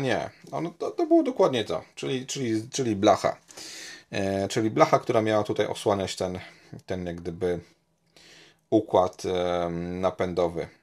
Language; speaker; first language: Polish; native; Polish